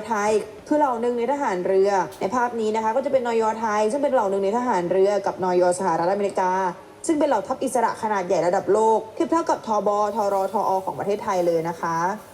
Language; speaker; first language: Thai; native; Thai